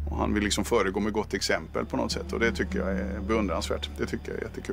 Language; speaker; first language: Swedish; native; Swedish